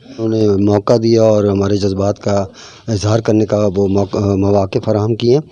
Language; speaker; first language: Urdu; non-native, local second language; Punjabi